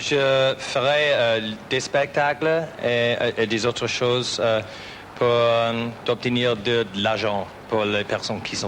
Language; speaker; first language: French; non-native, learner; English